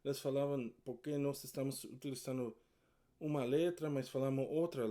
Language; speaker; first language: Portuguese; non-native, learner; English